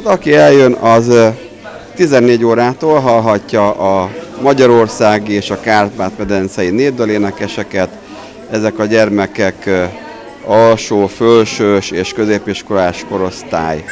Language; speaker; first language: Hungarian; native; Hungarian